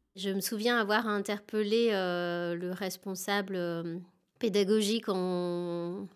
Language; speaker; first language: French; native; French